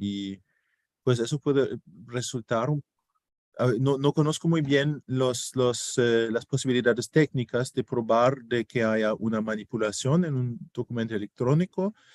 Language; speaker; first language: Spanish; non-native, fluent; German